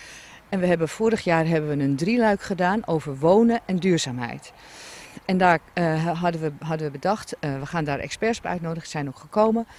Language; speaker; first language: Dutch; native; Dutch